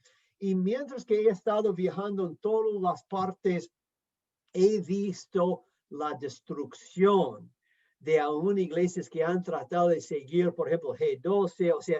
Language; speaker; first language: Spanish; non-native, fluent; English